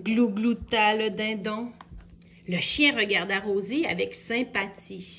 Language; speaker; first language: French; native; French